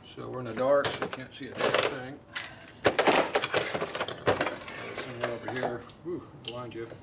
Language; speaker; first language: English; native; English